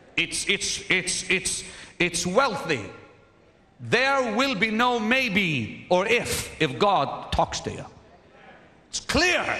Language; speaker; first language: English; non-native, fluent; Arabic